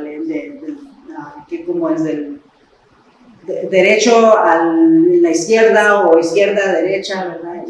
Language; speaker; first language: Spanish; early bilingual, other home language; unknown